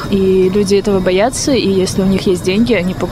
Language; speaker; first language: Russian; native; Russian